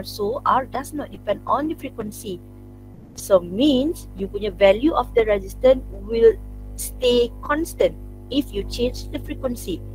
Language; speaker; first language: English; non-native, local second language; Malay